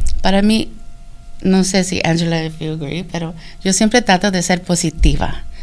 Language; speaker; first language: Spanish; early bilingual, heritage; Spanish